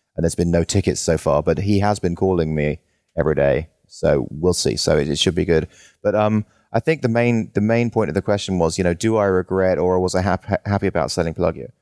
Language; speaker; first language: English; native; English